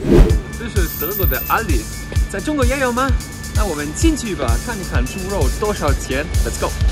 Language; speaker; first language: Chinese; non-native, fluent; German